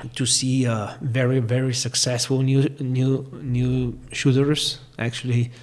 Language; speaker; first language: English; non-native, fluent; Bulgarian